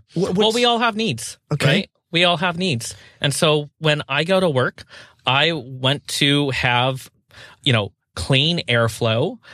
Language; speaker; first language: English; native; English